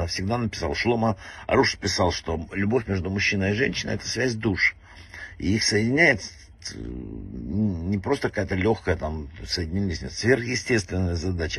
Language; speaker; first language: Russian; native; Russian